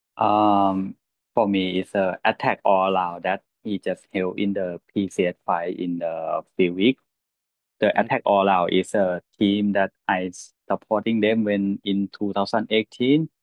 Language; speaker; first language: English; non-native, learner; Thai